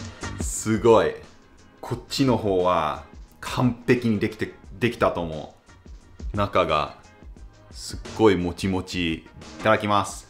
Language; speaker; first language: Japanese; non-native, fluent; English